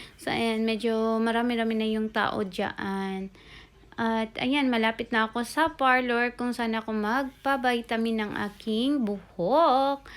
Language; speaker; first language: Filipino; native; Filipino